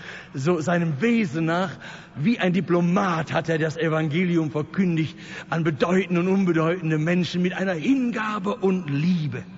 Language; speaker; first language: German; native; German